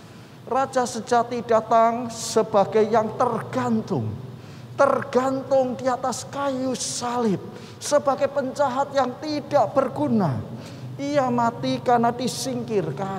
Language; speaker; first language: Indonesian; native; Indonesian